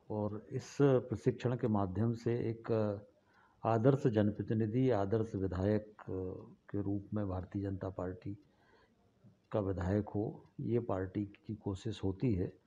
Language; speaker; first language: Hindi; native; Hindi